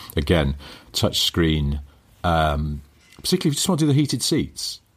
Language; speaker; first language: English; native; English